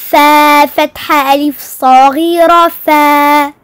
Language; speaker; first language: Arabic; non-native, learner; French